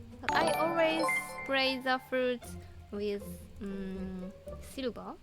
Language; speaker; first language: English; non-native, learner; Japanese